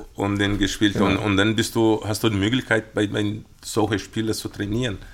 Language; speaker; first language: German; non-native, fluent; Portuguese